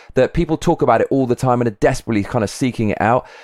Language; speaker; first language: English; native; English